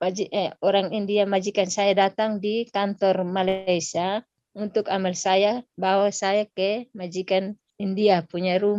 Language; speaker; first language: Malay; non-native, local second language; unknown